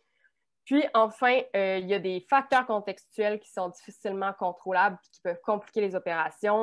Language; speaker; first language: French; native; French